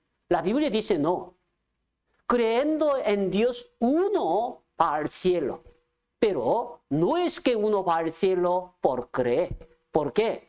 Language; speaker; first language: Spanish; non-native, fluent; Korean